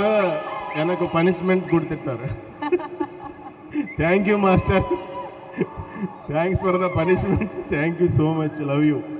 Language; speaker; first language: Tamil; non-native, learner; Telugu